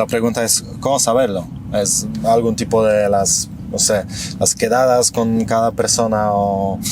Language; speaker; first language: Spanish; non-native, fluent; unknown